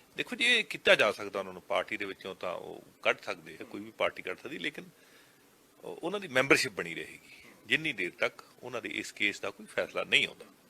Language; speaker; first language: Punjabi; native; Punjabi